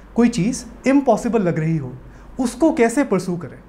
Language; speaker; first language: Hindi; native; Hindi